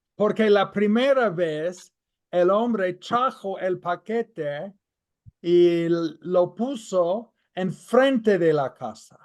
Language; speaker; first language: Spanish; non-native, fluent; English